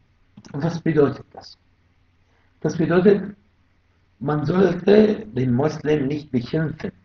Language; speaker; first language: German; non-native, fluent; Arabic